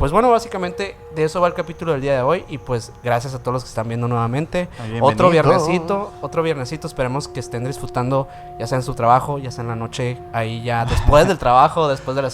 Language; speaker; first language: Spanish; native; Spanish